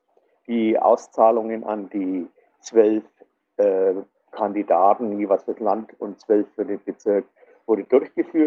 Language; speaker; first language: German; native; German